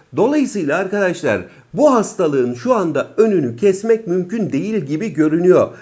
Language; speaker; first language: Turkish; native; Turkish